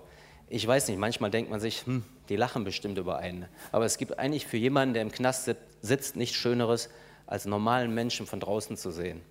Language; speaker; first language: German; native; German